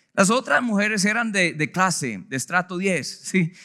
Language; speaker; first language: Spanish; non-native, fluent; English